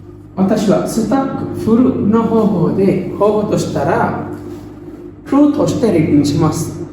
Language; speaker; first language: Japanese; non-native, learner; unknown